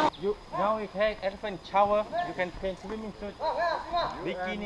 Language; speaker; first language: English; non-native, learner; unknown